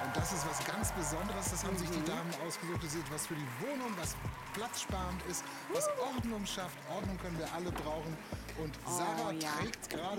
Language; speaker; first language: German; native; German